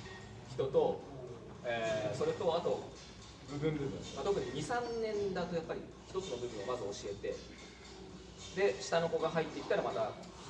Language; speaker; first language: Japanese; native; Japanese